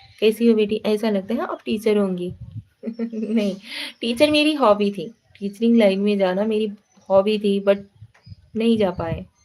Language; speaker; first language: Hindi; native; Hindi